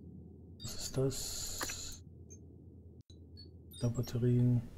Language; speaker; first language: German; native; German